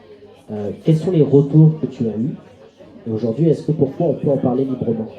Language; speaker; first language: French; native; French